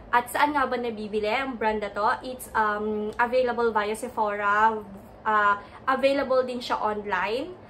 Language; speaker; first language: Filipino; native; Filipino